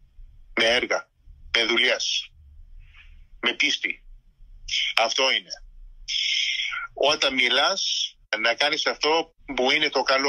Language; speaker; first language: Greek; early bilingual, heritage; Greek